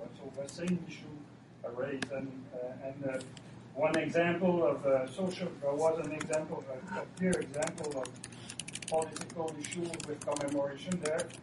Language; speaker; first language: English; non-native, fluent; French